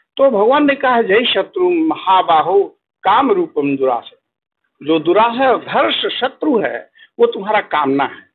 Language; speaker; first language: Hindi; native; Hindi